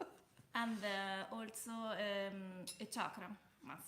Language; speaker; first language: English; non-native, learner; Italian